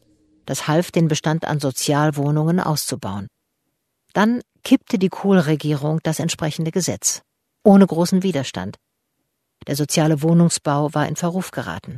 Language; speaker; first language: German; native; German